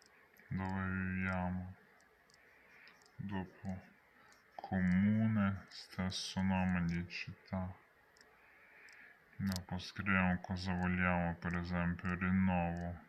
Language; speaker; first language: Italian; non-native, learner; Ukrainian